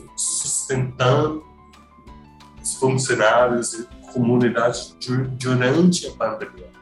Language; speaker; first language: Portuguese; non-native, fluent; English